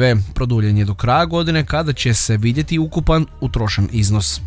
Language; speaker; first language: Croatian; native; Croatian